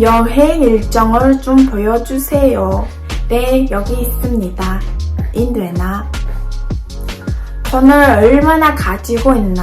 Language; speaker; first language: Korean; non-native, learner; Mongolian